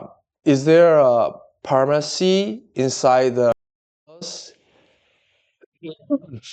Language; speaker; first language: English; non-native, learner; Korean